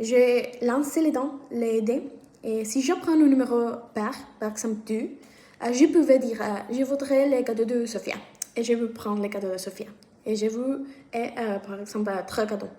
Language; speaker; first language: French; non-native, learner; Spanish